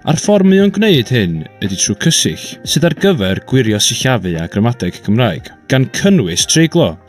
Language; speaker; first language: Welsh; native; Welsh